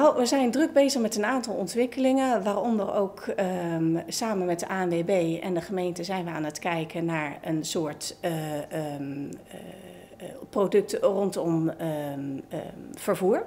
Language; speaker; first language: Dutch; native; Dutch